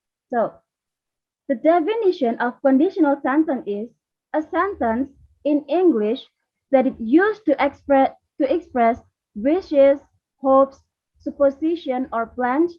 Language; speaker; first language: English; non-native, learner; Indonesian